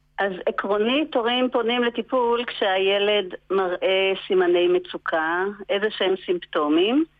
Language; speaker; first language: Hebrew; native; Hebrew